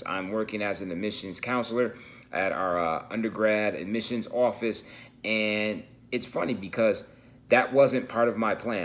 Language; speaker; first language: English; native; English